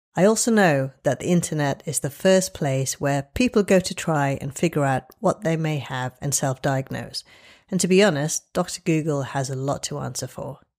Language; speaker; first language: English; native; English